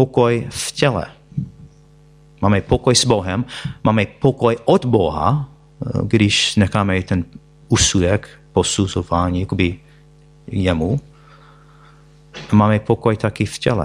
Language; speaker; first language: Czech; non-native, fluent; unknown